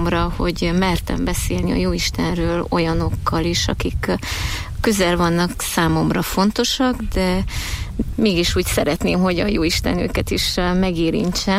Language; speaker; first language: Hungarian; native; Hungarian